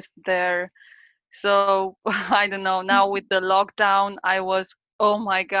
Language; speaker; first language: English; non-native, learner; Romanian